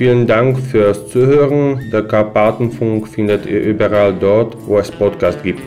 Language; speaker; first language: German; non-native, fluent; Slovak